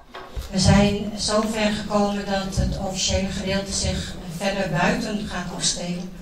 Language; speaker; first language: Dutch; early bilingual, other home language; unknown